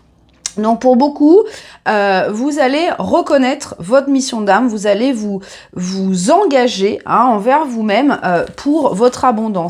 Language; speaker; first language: French; native; French